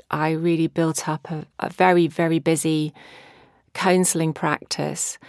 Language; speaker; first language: English; native; English